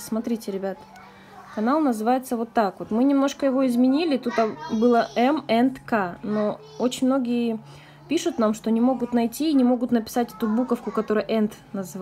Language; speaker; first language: Russian; native; Russian